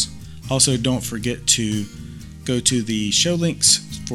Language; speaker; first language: English; native; English